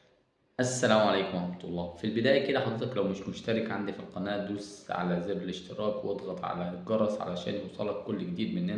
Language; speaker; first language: Arabic; native; Arabic